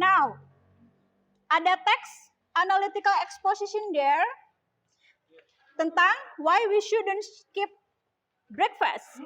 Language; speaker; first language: English; non-native, learner; Indonesian